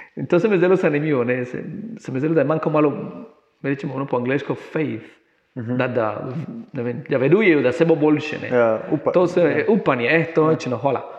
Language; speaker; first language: Slovenian; non-native, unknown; Spanish